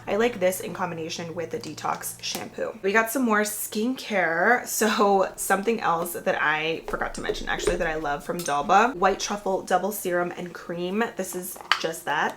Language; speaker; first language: English; native; English